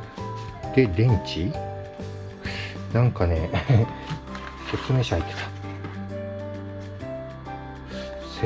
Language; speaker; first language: Japanese; native; Japanese